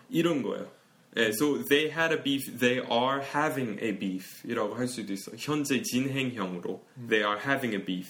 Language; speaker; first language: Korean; early bilingual, heritage; Korean